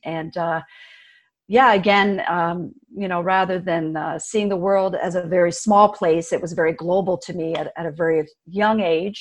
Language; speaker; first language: English; early bilingual, other home language; French